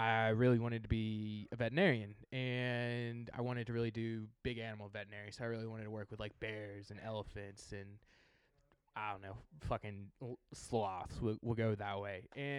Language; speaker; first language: English; native; English